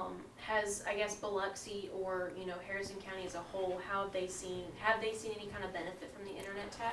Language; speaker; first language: English; native; English